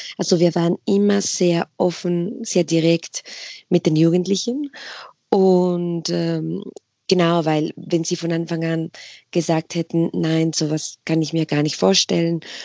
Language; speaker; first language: German; non-native, fluent; Spanish